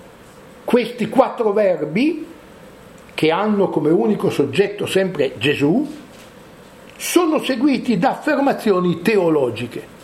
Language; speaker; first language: Italian; native; Italian